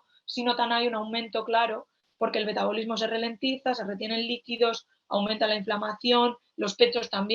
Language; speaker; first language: Spanish; native; Spanish